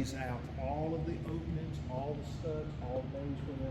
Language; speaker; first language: English; native; English